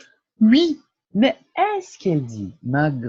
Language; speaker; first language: French; non-native, fluent; Portuguese